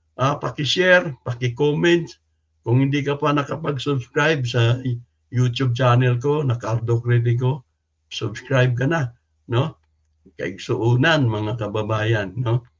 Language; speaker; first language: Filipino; non-native, local second language; Cebuano